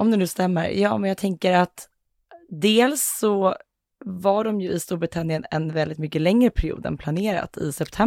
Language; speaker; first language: Swedish; native; Swedish